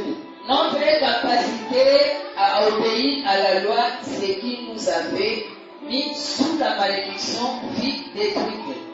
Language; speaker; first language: French; non-native, local second language; Lingala